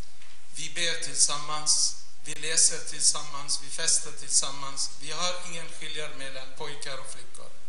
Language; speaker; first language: Swedish; non-native, fluent; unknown